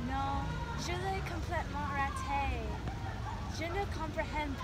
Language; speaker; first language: French; non-native, learner; English